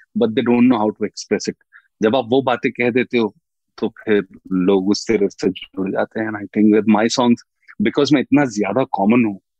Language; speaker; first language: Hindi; native; Hindi